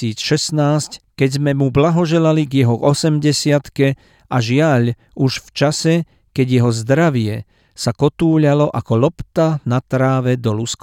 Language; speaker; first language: Slovak; native; Slovak